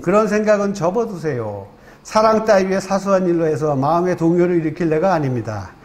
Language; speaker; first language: Korean; native; Korean